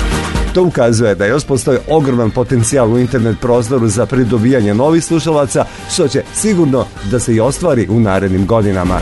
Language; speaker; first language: Serbian; native; Serbian